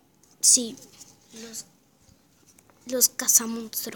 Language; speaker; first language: Spanish; non-native, learner; German